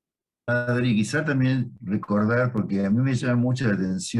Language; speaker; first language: Spanish; native; Spanish